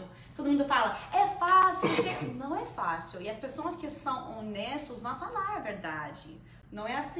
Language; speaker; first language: Portuguese; non-native, fluent; Spanish